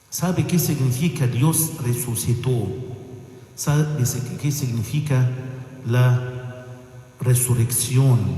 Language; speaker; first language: Spanish; non-native, fluent; Arabic